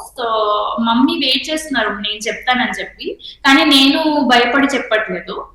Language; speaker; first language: Telugu; non-native, local second language; Hindi